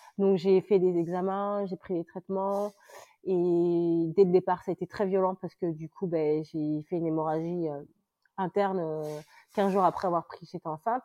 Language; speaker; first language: French; early bilingual, other home language; Lingala